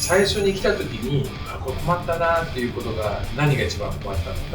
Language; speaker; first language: Japanese; native; Japanese